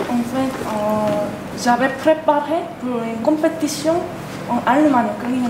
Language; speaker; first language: French; non-native, learner; Korean